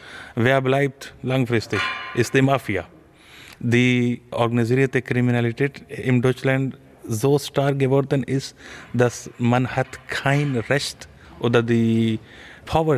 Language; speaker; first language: German; non-native, learner; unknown